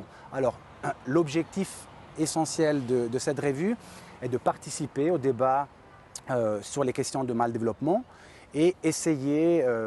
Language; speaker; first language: French; native; French